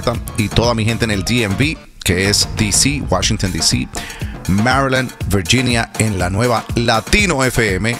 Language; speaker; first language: Spanish; native; Spanish